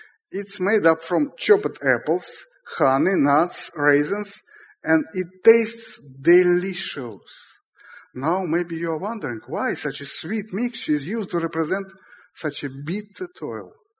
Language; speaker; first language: English; non-native, fluent; Russian